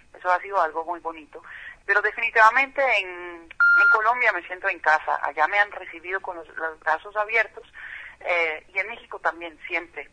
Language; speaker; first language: Spanish; non-native, fluent; Dutch